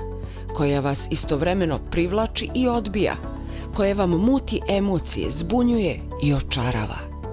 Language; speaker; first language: Bosnian; native; Bosnian